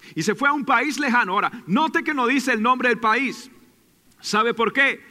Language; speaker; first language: Spanish; native; Spanish